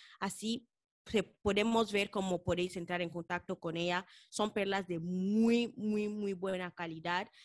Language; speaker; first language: Spanish; non-native, local second language; Fang